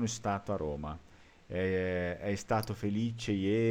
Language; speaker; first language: Italian; non-native, fluent; Portuguese